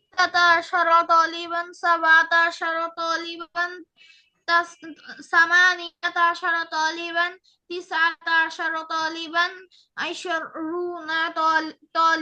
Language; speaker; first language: Arabic; non-native, learner; Bangla